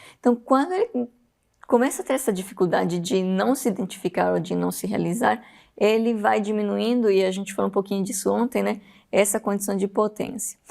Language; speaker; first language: Portuguese; non-native, fluent; Spanish